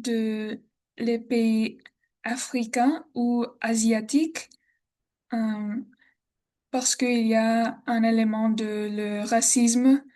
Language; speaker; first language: French; non-native, learner; English